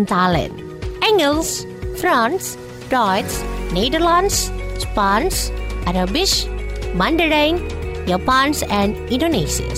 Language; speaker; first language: Dutch; non-native, fluent; Indonesian